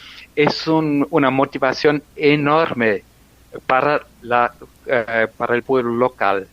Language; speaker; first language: Spanish; non-native, fluent; German